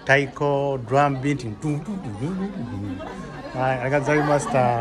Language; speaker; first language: Japanese; non-native, learner; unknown